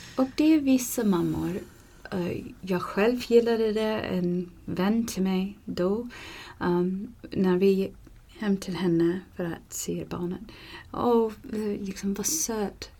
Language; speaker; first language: Swedish; non-native, fluent; English